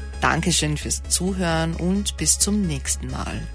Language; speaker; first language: German; native; German